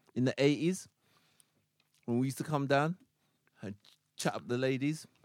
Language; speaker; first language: English; native; English